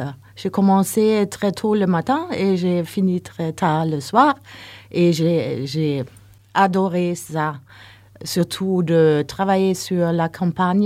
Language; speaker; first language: French; non-native, learner; Norwegian